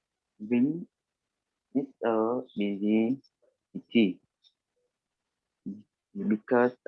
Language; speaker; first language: English; non-native, learner; Vietnamese